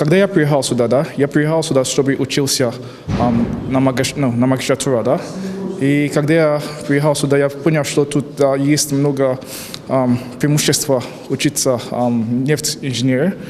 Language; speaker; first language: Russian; non-native, learner; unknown